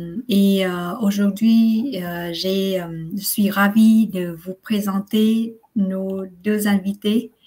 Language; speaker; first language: French; non-native, fluent; Vietnamese